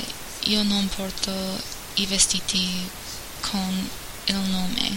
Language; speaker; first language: Italian; non-native, learner; English